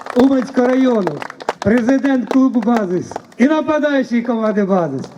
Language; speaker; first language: Ukrainian; native; Ukrainian